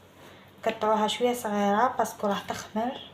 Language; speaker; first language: Arabic; native; Arabic